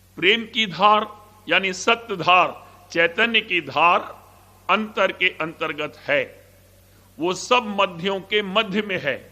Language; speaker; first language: Hindi; native; Hindi